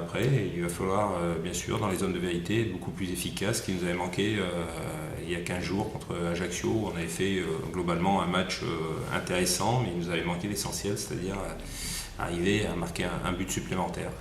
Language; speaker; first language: French; native; French